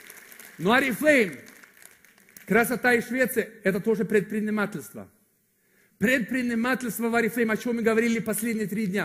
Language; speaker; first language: Russian; non-native, fluent; Swedish